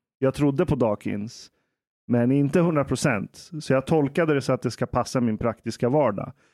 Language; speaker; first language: Swedish; early bilingual, other home language; Persian